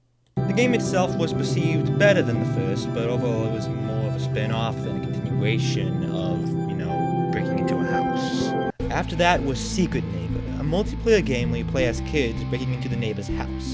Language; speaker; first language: English; native; English